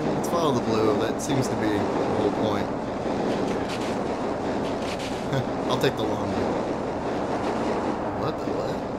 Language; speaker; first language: English; native; English